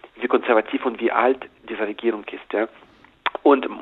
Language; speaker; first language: German; non-native, fluent; Russian